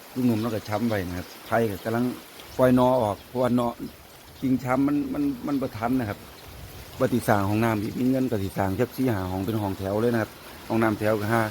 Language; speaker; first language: Thai; native; Thai